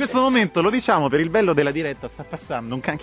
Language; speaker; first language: Italian; native; Italian